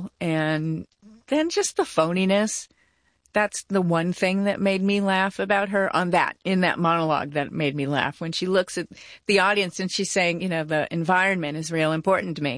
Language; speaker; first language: English; native; English